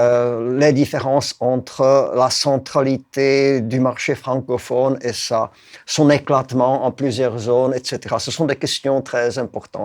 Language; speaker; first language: French; non-native, fluent; Czech